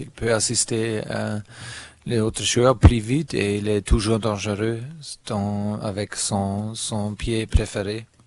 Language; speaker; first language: French; non-native, fluent; German